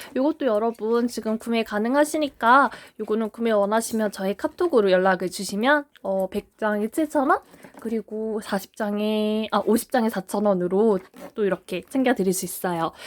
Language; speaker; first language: Korean; native; Korean